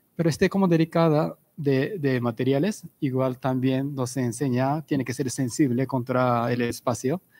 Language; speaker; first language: Spanish; non-native, fluent; Japanese